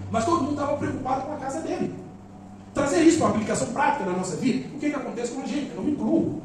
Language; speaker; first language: Portuguese; non-native, local second language; Upper Guinea Crioulo